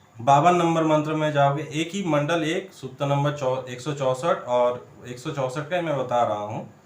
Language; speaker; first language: Hindi; non-native, local second language; Bangla